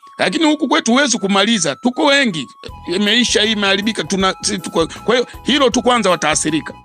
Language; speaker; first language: Swahili; native; Swahili